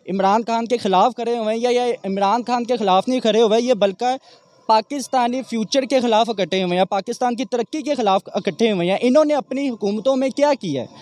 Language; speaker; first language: Urdu; non-native, local second language; Punjabi